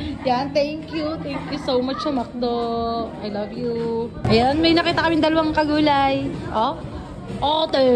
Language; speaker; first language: Filipino; native; Filipino